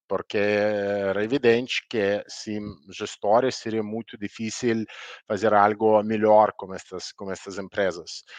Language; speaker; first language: Portuguese; non-native, learner; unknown